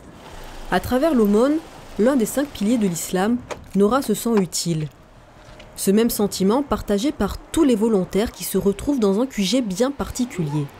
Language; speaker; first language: French; native; French